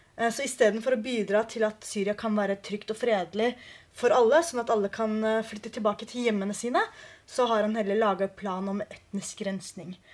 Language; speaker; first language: Norwegian; early bilingual, other home language; Kurdish